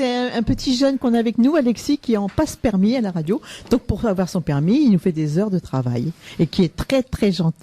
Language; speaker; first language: French; native; French